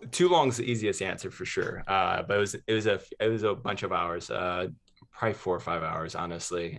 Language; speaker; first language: English; native; English